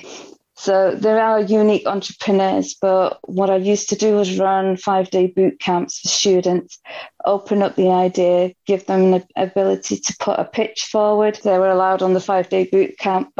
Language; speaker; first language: English; native; English